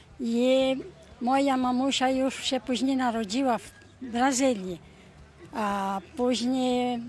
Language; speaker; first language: Polish; early bilingual, heritage; Polish